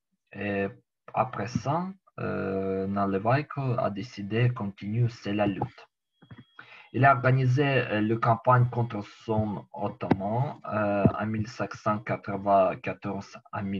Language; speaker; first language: French; non-native, learner; Ukrainian